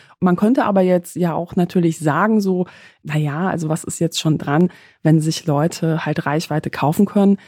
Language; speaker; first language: German; early bilingual, other home language; Polish